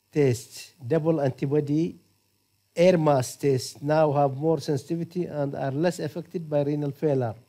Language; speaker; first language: English; non-native, fluent; Arabic